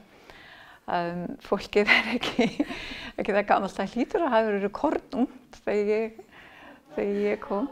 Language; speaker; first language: Icelandic; non-native, fluent; English